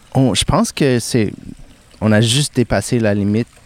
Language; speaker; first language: French; non-native, local second language; English